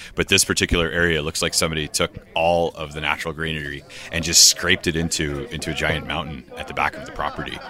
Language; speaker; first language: English; native; English